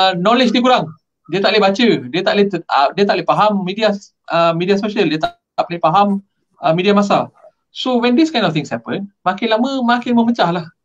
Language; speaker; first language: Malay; non-native, local second language; Tamil